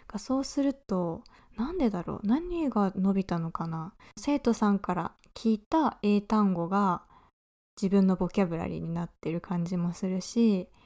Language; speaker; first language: Japanese; native; Japanese